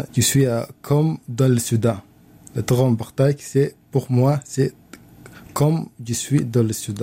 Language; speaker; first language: French; non-native, learner; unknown